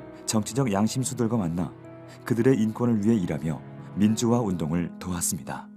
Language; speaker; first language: Korean; native; Korean